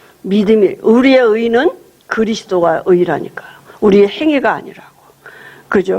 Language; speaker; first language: Korean; native; Korean